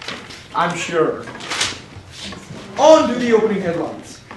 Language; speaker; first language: English; native; English